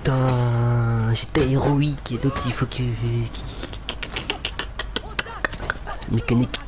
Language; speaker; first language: French; native; French